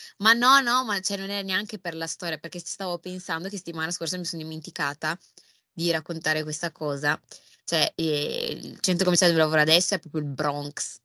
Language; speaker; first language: Italian; early bilingual, other home language; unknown